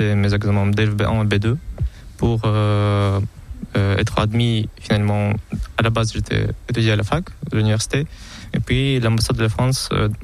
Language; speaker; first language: French; non-native, fluent; Kazakh